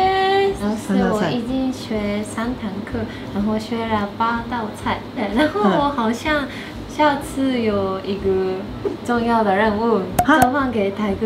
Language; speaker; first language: Chinese; non-native, fluent; Japanese